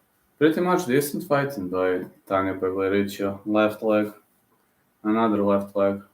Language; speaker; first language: English; non-native, fluent; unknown